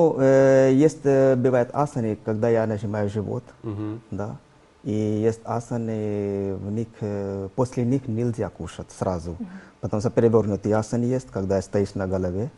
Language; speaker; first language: Russian; non-native, learner; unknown